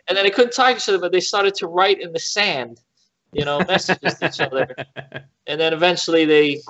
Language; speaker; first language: English; native; English